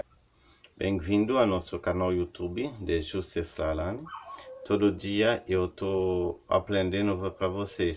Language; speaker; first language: Portuguese; non-native, learner; Haitian Creole